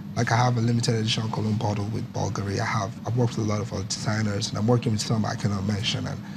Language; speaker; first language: English; non-native, local second language; Yoruba